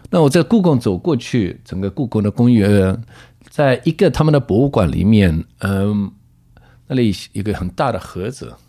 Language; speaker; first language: Chinese; early bilingual, other home language; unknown